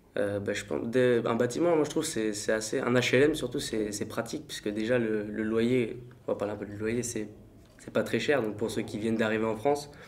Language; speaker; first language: French; early bilingual, other home language; Armenian